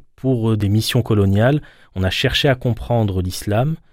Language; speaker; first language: French; native; French